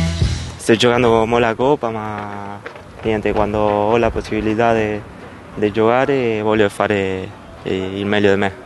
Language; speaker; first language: Italian; non-native, learner; Spanish